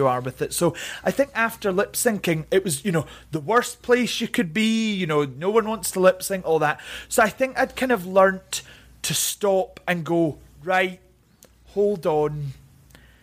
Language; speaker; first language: English; native; English